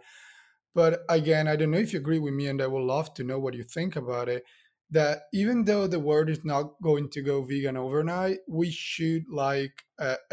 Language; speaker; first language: English; non-native, fluent; Italian